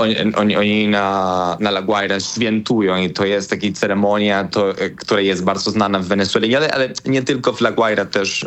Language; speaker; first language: Polish; non-native, learner; Spanish